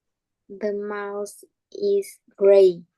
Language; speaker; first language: English; non-native, learner; Vietnamese